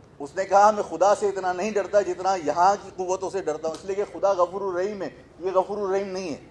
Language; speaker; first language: Urdu; native; Urdu